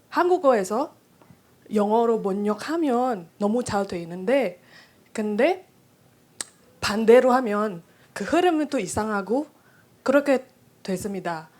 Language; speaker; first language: Korean; non-native, fluent; Indonesian